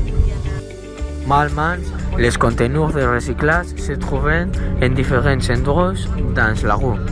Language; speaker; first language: French; non-native, learner; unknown